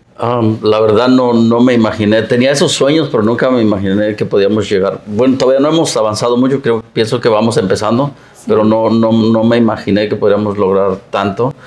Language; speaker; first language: Spanish; native; Spanish